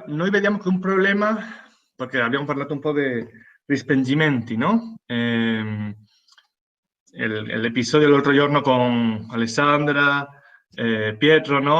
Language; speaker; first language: Italian; non-native, fluent; Spanish